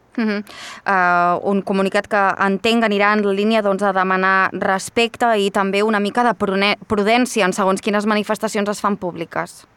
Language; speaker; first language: Catalan; native; Catalan